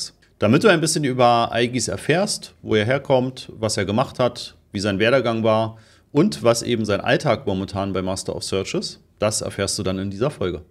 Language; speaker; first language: German; native; German